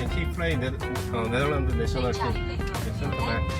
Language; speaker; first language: English; non-native, learner; Korean